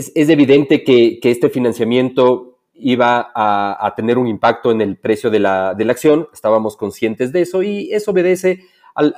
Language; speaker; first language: Spanish; native; Spanish